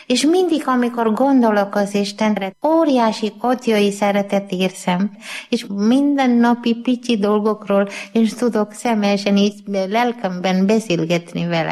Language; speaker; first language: Hungarian; non-native, learner; Malayalam